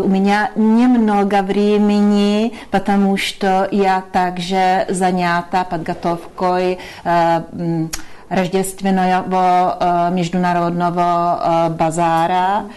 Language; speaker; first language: Russian; non-native, learner; Czech